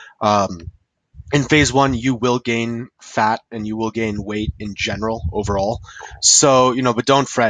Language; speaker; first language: English; native; English